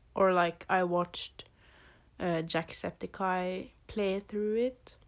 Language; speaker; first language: English; non-native, fluent; Norwegian